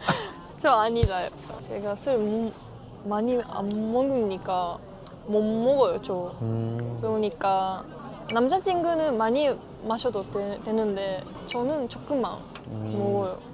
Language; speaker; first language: Korean; non-native, learner; Japanese